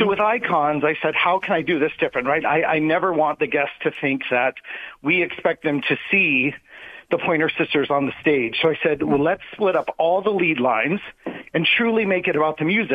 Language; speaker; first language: English; native; English